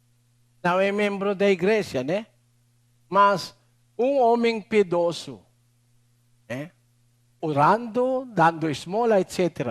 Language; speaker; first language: Portuguese; non-native, learner; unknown